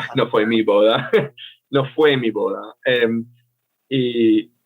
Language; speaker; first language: Spanish; non-native, fluent; English